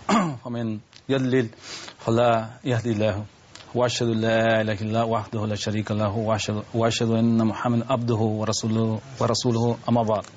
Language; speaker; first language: Arabic; non-native, learner; Spanish